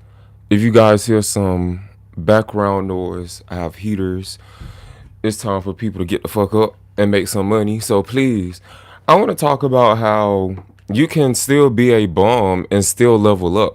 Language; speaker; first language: English; native; English